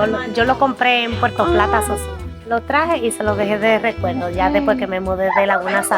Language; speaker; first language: Spanish; native; Spanish